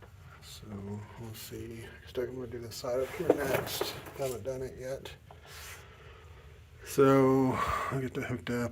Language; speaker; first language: English; native; English